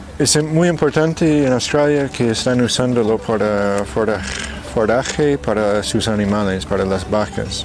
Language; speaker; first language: Spanish; non-native, fluent; English